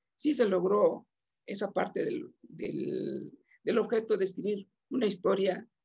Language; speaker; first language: Spanish; native; Spanish